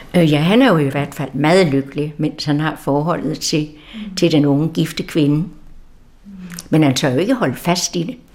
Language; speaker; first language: Danish; native; Danish